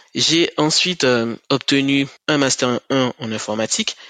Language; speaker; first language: French; native; French